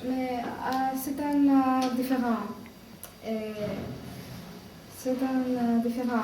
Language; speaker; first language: French; non-native, learner; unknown